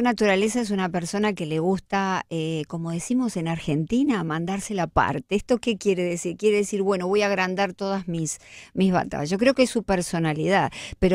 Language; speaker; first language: Spanish; native; Spanish